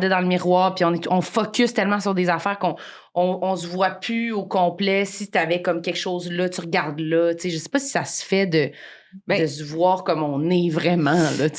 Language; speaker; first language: French; native; French